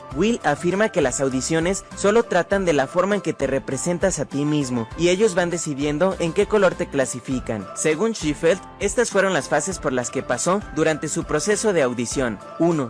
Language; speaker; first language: Spanish; native; Spanish